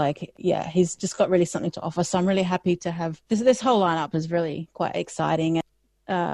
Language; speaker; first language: English; native; English